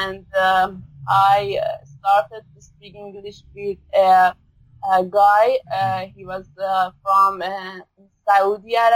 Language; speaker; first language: English; non-native, learner; Persian